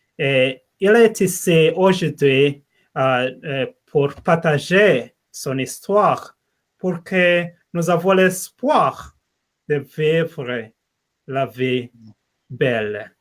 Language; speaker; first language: French; non-native, learner; English